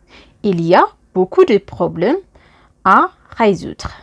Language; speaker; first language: French; non-native, fluent; Amharic